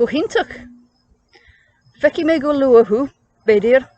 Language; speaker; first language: Irish; non-native, learner; English